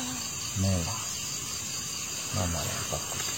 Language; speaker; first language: Indonesian; native; Indonesian